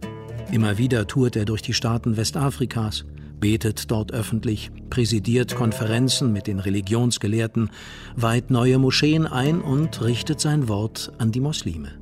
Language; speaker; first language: German; native; German